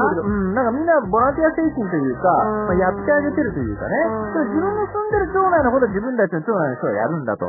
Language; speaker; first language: Japanese; native; Japanese